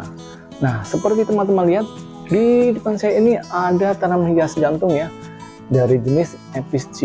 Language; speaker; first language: Indonesian; native; Indonesian